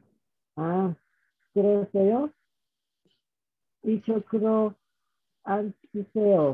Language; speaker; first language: Korean; non-native, learner; Vietnamese